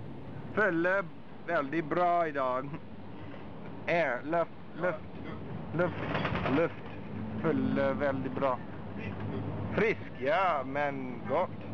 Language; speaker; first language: Norwegian; non-native, learner; English